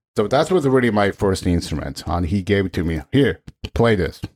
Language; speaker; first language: English; non-native, fluent; Japanese